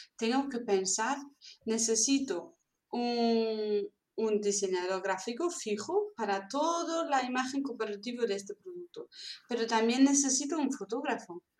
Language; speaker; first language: Spanish; non-native, fluent; German